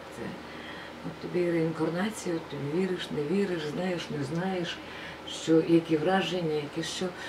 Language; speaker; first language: Ukrainian; non-native, local second language; Russian